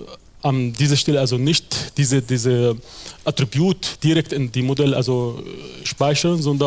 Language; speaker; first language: German; non-native, fluent; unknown